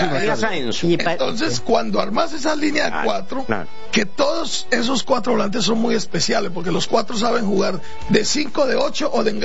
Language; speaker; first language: Spanish; native; Spanish